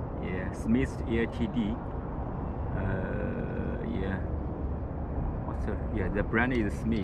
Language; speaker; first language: English; non-native, learner; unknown